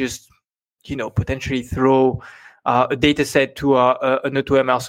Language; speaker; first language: English; non-native, fluent; French